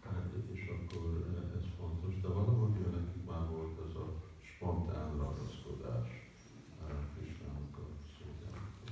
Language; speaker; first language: Hungarian; early bilingual, heritage; Hungarian